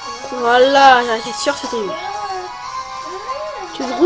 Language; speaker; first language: French; native; French